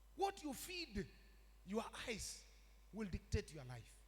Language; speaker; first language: English; non-native, local second language; Swahili